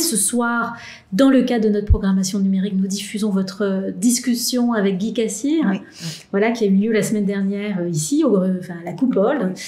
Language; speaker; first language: French; native; French